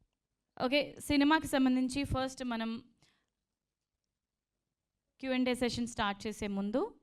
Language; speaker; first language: Telugu; native; Telugu